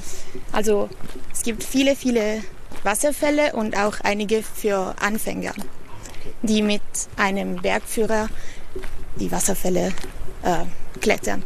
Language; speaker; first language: German; non-native, learner; Italian